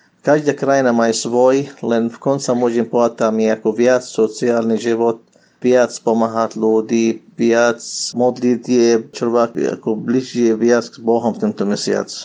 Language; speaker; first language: Slovak; non-native, learner; Arabic